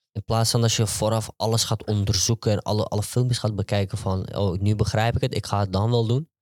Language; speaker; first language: Dutch; early bilingual, heritage; Turkish